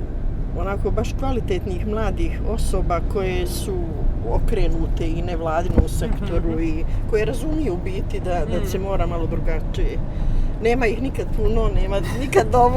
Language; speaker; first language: Bosnian; native; Bosnian